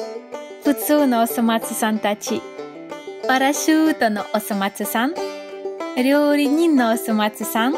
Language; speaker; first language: Japanese; non-native, fluent; Russian